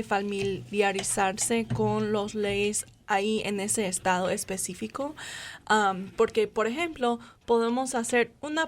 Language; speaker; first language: Spanish; non-native, fluent; English